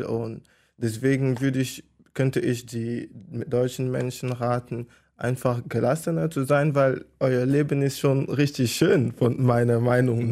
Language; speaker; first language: German; non-native, fluent; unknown